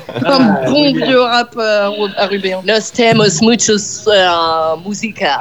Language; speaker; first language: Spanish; non-native, learner; French